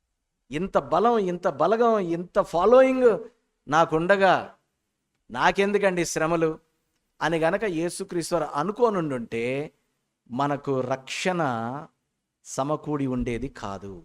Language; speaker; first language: Telugu; native; Telugu